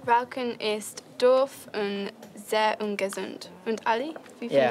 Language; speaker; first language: German; non-native, learner; English